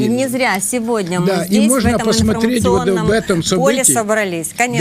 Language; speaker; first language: Russian; native; Russian